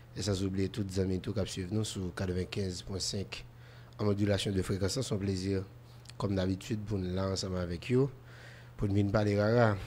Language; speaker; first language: French; non-native, local second language; Haitian Creole